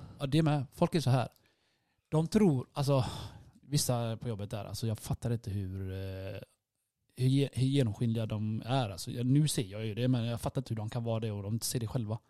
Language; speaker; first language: Swedish; early bilingual, other home language; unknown